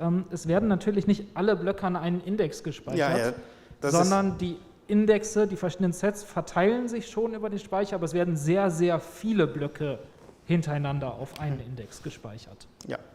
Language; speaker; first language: German; native; German